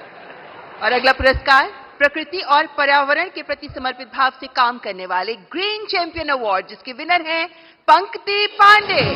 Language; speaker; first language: Hindi; native; Hindi